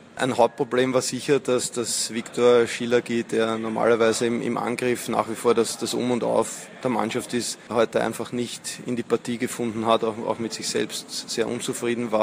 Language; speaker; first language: German; native; German